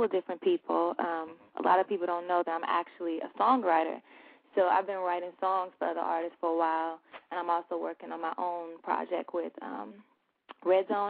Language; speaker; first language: English; native; English